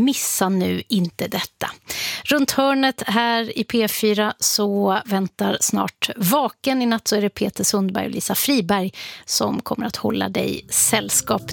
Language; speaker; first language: Swedish; native; Swedish